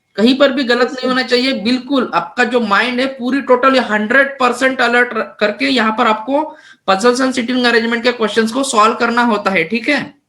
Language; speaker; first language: Hindi; non-native, local second language; Marathi